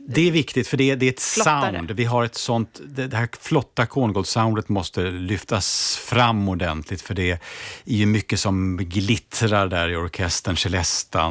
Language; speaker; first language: Swedish; native; Swedish